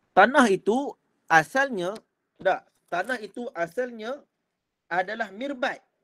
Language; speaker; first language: Malay; native; Malay